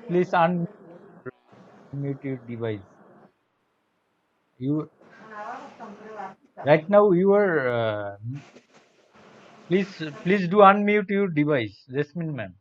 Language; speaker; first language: English; non-native, learner; Bangla